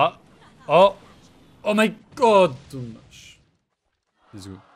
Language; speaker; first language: English; non-native, learner; French